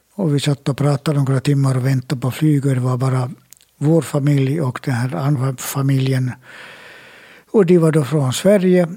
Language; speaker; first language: Swedish; native; Swedish